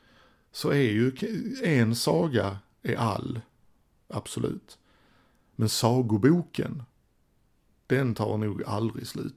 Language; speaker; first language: Swedish; native; Swedish